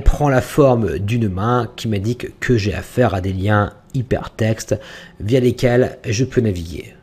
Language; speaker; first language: French; native; French